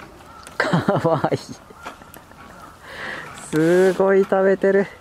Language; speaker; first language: Japanese; native; Japanese